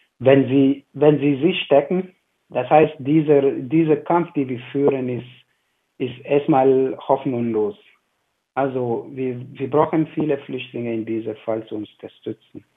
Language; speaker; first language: German; non-native, fluent; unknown